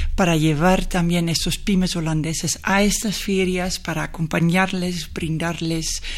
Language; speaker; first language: Spanish; non-native, fluent; Dutch